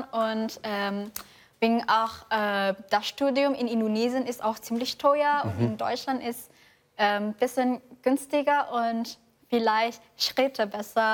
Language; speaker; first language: German; non-native, fluent; Indonesian